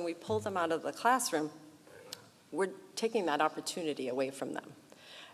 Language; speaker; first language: English; early bilingual, other home language; Portuguese